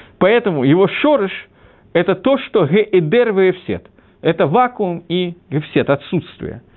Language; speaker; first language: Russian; early bilingual, heritage; Russian